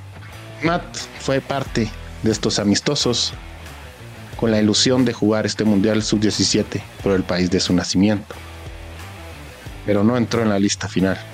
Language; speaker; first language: Spanish; native; Spanish